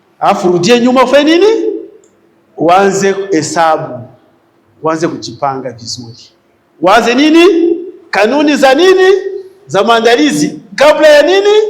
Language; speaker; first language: Swahili; non-native, local second language; Rundi